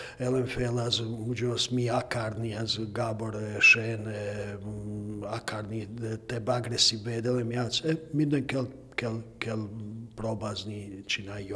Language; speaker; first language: Hungarian; non-native, learner; Croatian